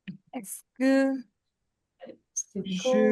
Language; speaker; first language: French; non-native, fluent; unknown